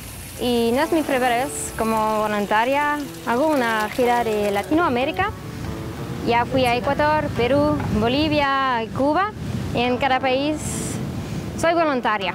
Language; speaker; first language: Spanish; non-native, fluent; French